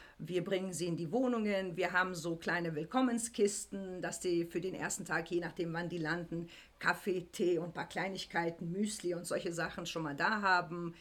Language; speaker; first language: German; native; German